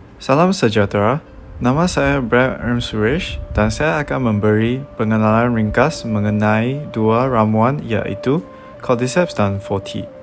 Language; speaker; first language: Malay; non-native, local second language; Tamil